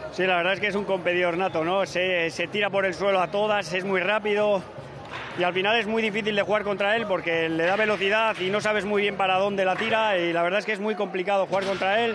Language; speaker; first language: Spanish; native; Spanish